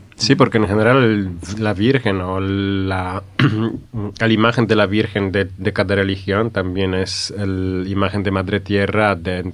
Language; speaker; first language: Spanish; non-native, fluent; Polish